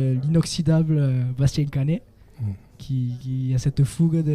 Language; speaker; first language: French; native; French